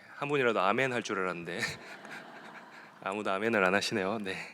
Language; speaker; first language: Korean; native; Korean